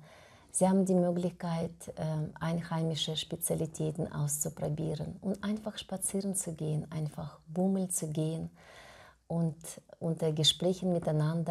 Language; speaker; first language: German; non-native, fluent; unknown